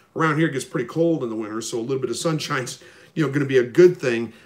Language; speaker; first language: English; native; English